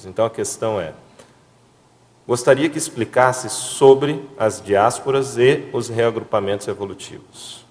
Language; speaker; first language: Portuguese; native; Portuguese